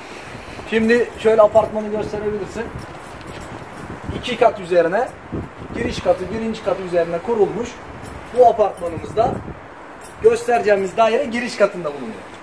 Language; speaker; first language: Turkish; native; Turkish